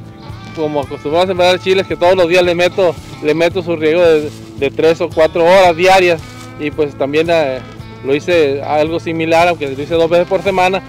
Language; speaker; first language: Spanish; native; Spanish